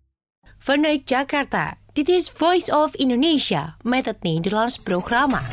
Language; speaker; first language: Dutch; non-native, fluent; Indonesian